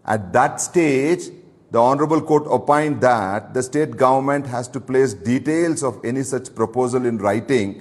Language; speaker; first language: English; non-native, local second language; Kannada